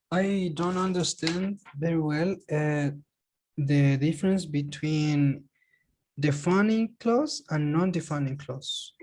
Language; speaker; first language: English; non-native, learner; Spanish